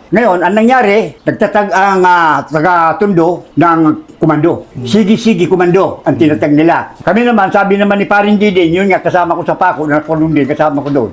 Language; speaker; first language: Filipino; native; Filipino